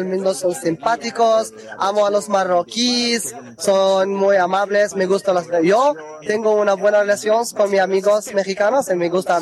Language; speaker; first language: Spanish; non-native, learner; Arabic